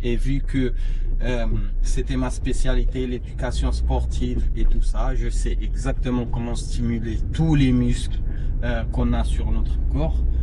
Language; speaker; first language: French; non-native, local second language; Arabic